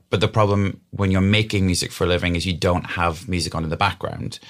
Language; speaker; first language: English; native; English